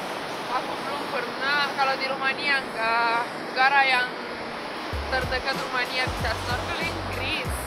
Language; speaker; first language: Indonesian; non-native, fluent; Romanian